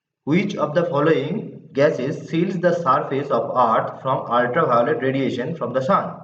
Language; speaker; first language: English; non-native, local second language; Bangla